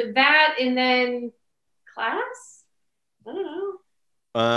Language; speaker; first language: English; native; English